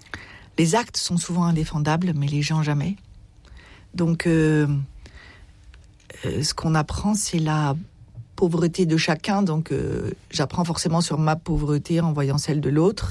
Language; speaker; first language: French; native; French